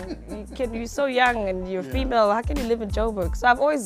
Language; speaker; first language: English; non-native, local second language; Zulu